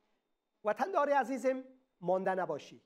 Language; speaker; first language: Persian; native; Persian